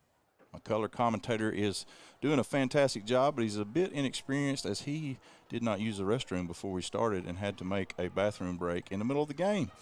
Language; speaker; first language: English; native; English